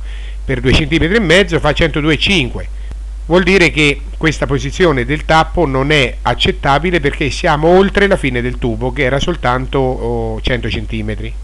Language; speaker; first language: Italian; native; Italian